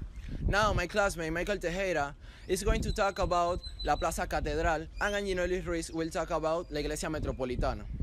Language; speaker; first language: English; non-native, learner; Spanish